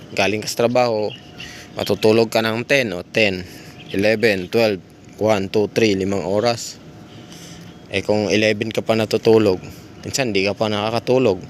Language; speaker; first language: Filipino; non-native, local second language; Cebuano